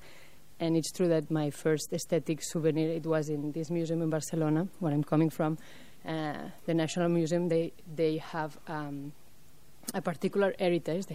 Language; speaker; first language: English; non-native, fluent; French